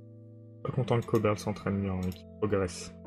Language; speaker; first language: French; native; French